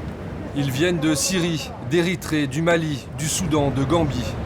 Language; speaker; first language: French; native; French